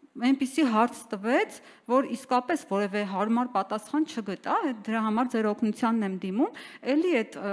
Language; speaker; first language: Armenian; native; Armenian